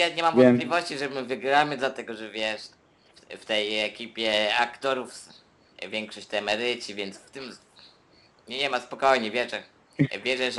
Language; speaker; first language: Polish; native; Polish